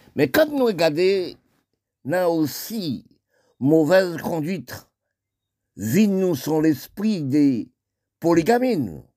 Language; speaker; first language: French; non-native, local second language; Haitian Creole